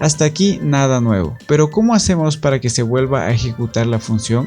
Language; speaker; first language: Spanish; native; Spanish